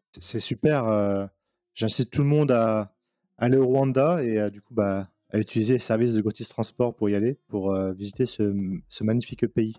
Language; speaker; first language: French; native; French